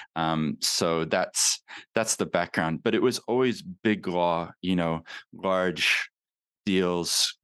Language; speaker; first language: English; native; English